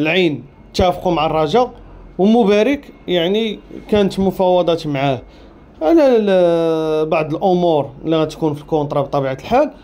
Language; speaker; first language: Arabic; native; Arabic